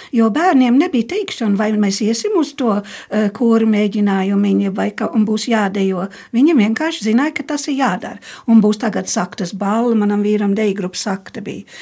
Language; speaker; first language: Latvian; early bilingual, heritage; Latvian